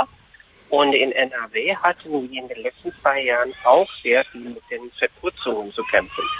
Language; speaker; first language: German; non-native, fluent; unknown